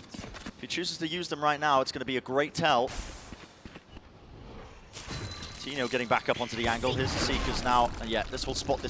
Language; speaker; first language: English; native; English